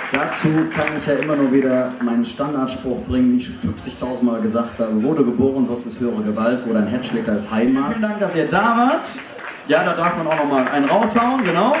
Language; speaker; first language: German; native; German